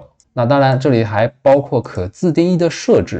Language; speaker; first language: Chinese; native; Chinese